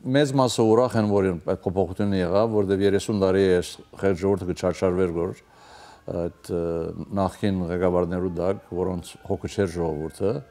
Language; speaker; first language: Armenian; early bilingual, heritage; Armenian